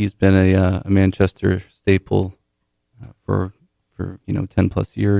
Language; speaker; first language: English; native; English